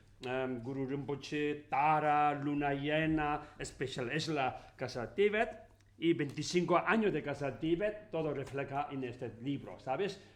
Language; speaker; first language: Spanish; non-native, learner; Tibetan